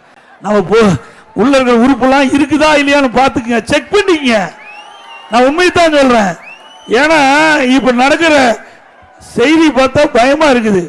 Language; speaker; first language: Tamil; native; Tamil